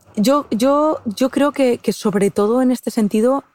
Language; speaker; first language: Spanish; native; Spanish